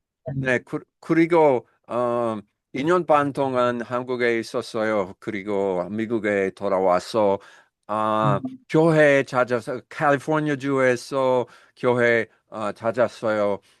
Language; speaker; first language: Korean; non-native, learner; English